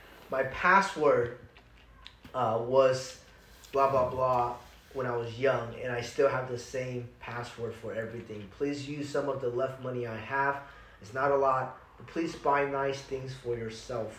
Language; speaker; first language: English; early bilingual, other home language; Chinese